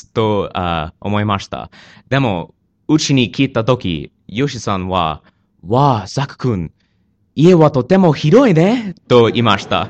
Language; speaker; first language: Japanese; non-native, learner; English